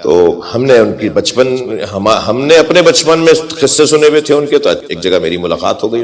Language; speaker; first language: Urdu; native; Urdu